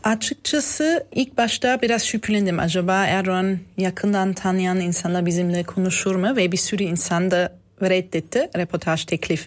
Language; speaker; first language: Turkish; non-native, fluent; German